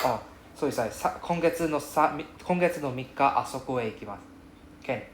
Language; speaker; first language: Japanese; non-native, fluent; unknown